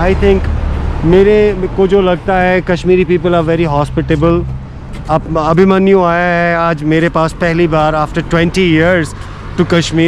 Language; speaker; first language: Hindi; non-native, local second language; Kashmiri